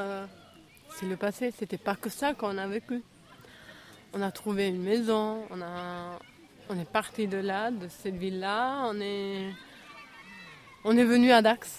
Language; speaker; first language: French; non-native, fluent; Albanian